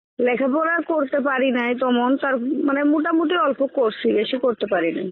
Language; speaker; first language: Bangla; native; Bangla